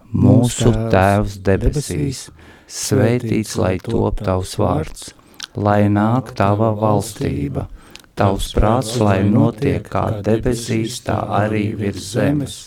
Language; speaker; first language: Latvian; non-native, local second language; Russian